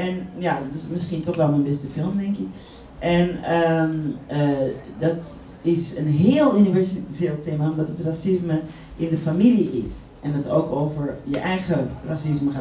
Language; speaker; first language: Dutch; native; Dutch